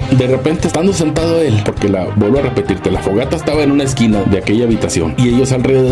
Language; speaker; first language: Spanish; native; Spanish